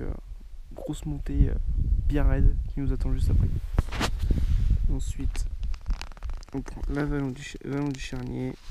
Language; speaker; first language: French; native; French